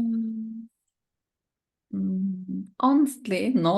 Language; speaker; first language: English; non-native, learner; Turkish